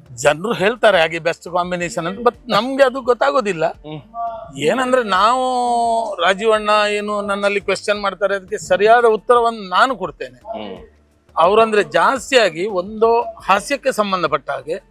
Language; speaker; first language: Kannada; non-native, local second language; Tulu